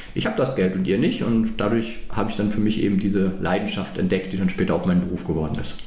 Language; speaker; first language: German; native; German